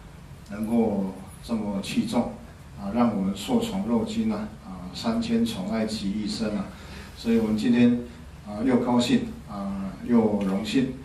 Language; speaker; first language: Chinese; native; Chinese